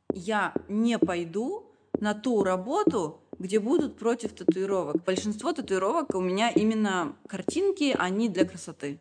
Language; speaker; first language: Russian; native; Russian